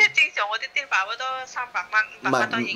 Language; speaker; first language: Cantonese; non-native, fluent; Indonesian